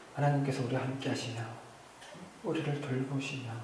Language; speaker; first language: Korean; native; Korean